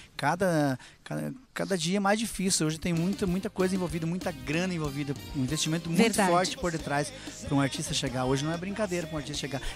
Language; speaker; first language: Portuguese; native; Portuguese